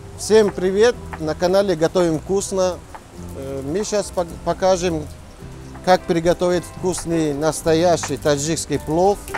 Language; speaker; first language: Russian; non-native, local second language; Tajik